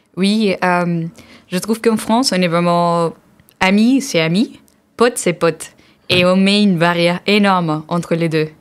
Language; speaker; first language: French; non-native, fluent; Spanish